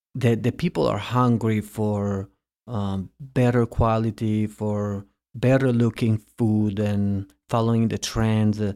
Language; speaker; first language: English; early bilingual, heritage; Italian